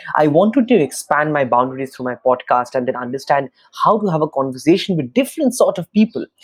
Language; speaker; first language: English; non-native, local second language; Bangla